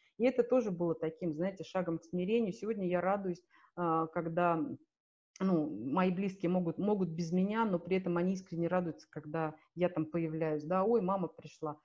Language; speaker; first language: Russian; native; Russian